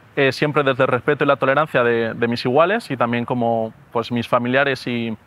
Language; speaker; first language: Spanish; native; Spanish